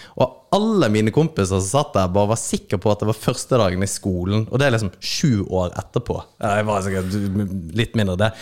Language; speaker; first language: Norwegian; native; Norwegian